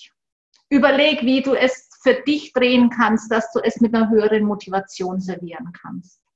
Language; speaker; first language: German; native; German